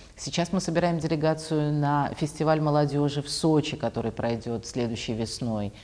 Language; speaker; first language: Russian; native; Russian